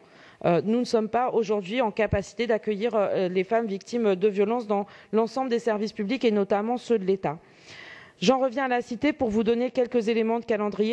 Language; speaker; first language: French; native; French